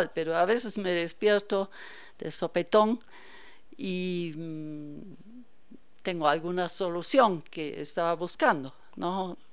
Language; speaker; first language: Spanish; non-native, fluent; German